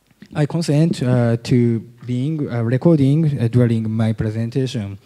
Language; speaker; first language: English; non-native, learner; Japanese